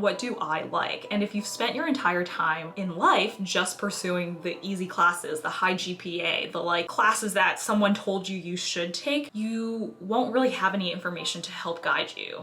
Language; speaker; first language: English; early bilingual, other home language; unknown